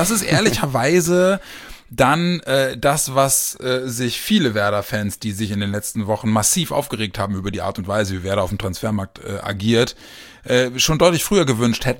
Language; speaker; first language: German; native; German